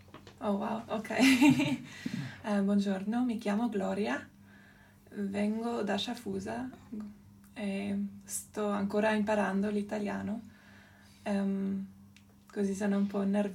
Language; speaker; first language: Italian; non-native, local second language; German